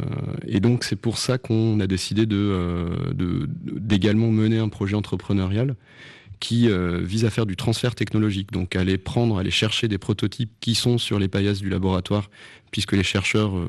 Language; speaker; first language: French; native; French